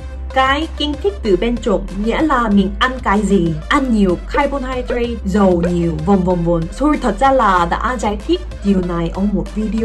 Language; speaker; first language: Vietnamese; non-native, fluent; Korean